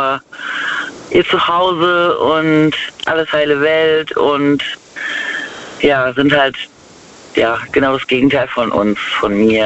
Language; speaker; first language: German; native; German